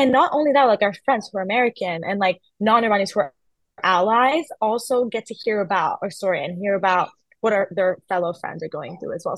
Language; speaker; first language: English; early bilingual, other home language; Persian